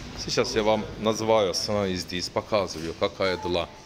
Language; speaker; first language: Russian; non-native, learner; Turkish